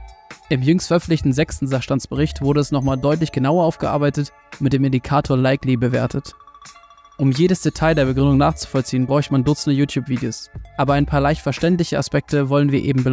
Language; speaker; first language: German; native; German